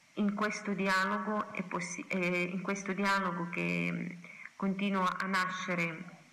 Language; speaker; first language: Italian; non-native, fluent; Kazakh